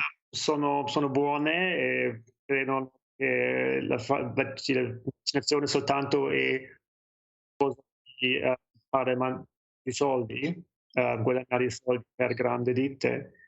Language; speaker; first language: Italian; non-native, fluent; German